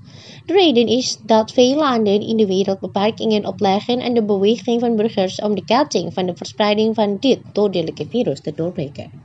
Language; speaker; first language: Dutch; non-native, fluent; Indonesian